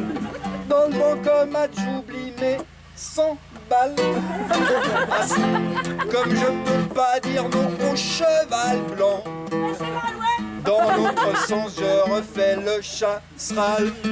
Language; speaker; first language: French; native; French